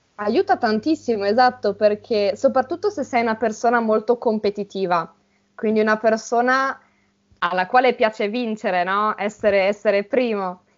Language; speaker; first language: Italian; native; Italian